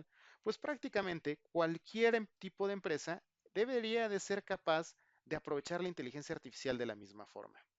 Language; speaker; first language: Spanish; native; Spanish